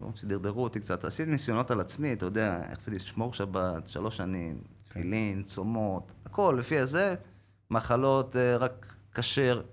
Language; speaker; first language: Hebrew; native; Hebrew